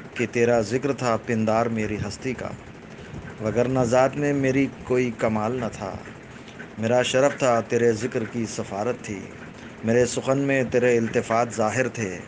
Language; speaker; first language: Urdu; native; Urdu